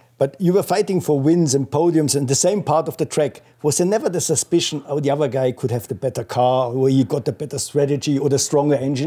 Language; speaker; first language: English; non-native, fluent; German